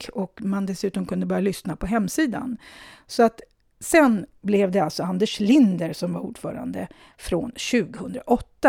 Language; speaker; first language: Swedish; native; Swedish